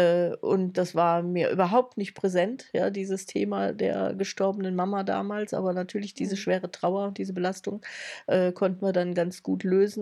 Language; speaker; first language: German; native; German